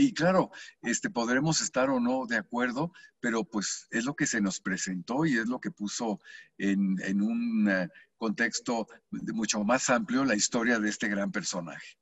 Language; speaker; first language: Spanish; native; Spanish